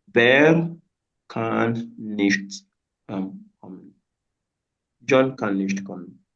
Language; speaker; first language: German; non-native, fluent; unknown